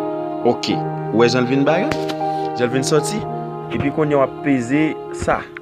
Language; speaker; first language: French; non-native, learner; Haitian Creole